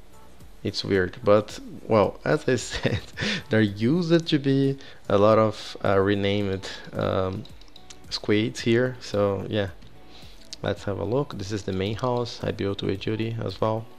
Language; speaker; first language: English; non-native, fluent; Portuguese